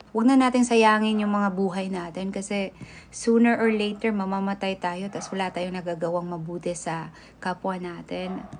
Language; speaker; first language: Filipino; native; Filipino